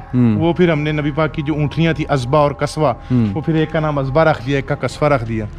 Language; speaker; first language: Urdu; non-native, local second language; Punjabi